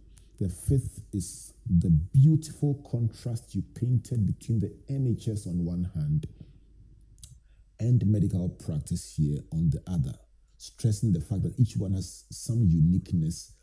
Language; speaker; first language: English; non-native, local second language; Akan